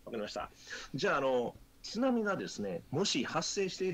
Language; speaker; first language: Japanese; native; Japanese